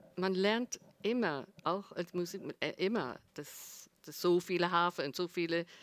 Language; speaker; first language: German; non-native, learner; English